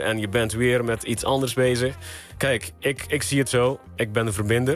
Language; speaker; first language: Dutch; non-native, local second language; Papiamento